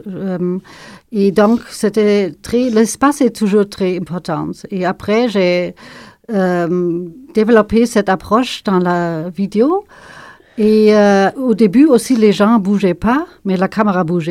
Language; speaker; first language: French; non-native, fluent; German